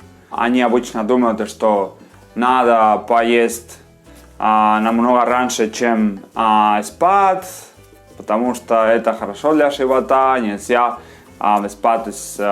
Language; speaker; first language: Russian; non-native, learner; Spanish